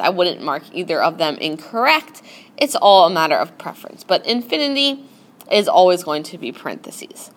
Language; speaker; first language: English; native; English